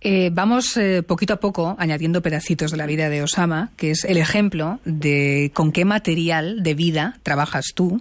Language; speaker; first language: Spanish; native; Spanish